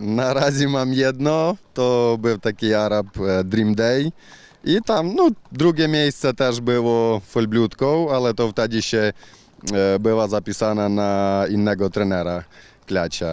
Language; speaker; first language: Polish; non-native, learner; Ukrainian